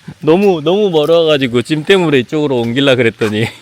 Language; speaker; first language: Korean; native; Korean